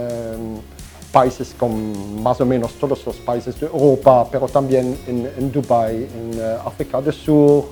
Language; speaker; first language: Spanish; non-native, fluent; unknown